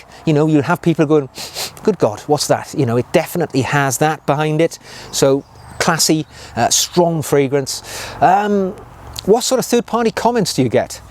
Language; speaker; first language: English; native; English